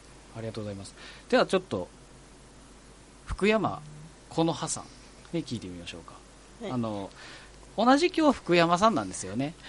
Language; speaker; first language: Japanese; native; Japanese